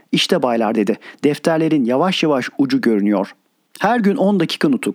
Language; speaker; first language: Turkish; native; Turkish